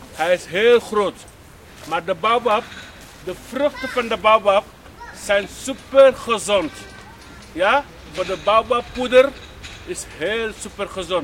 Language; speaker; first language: Dutch; non-native, fluent; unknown